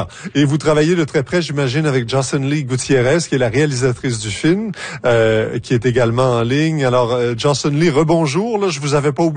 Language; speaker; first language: French; native; French